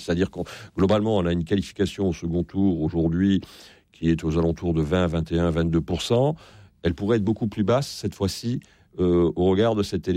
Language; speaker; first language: French; native; French